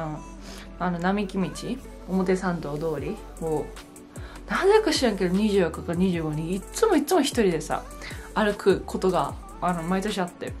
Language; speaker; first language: Japanese; native; Japanese